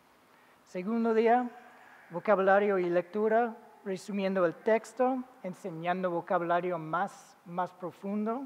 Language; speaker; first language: Spanish; non-native, fluent; English